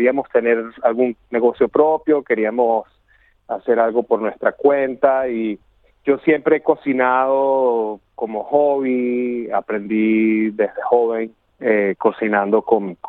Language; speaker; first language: Spanish; native; Spanish